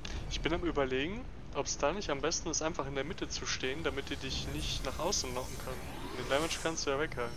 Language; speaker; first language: German; native; German